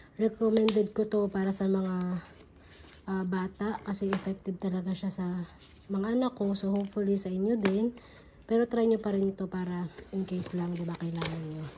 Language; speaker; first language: Filipino; non-native, local second language; Bikol